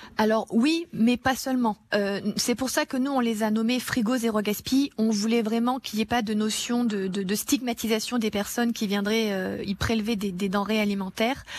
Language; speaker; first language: French; native; French